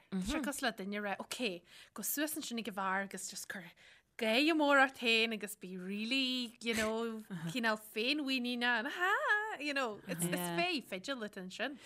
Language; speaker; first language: Irish; native; Irish